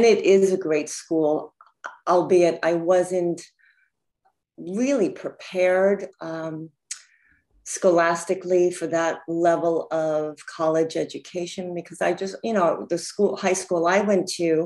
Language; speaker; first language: English; native; English